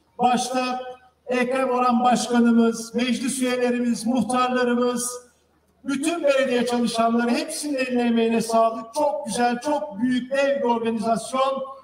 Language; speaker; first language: Turkish; native; Turkish